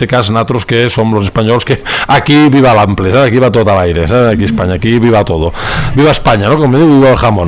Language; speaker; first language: Catalan; native; Catalan